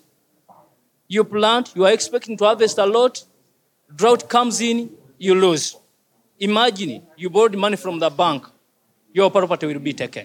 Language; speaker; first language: English; non-native, local second language; Ganda